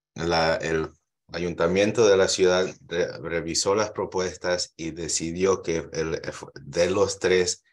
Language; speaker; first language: Spanish; early bilingual, heritage; Spanish